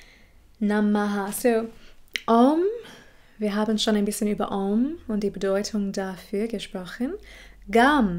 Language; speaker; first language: German; non-native, fluent; English